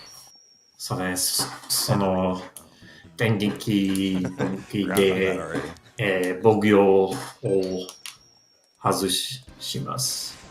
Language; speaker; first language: Japanese; non-native, learner; English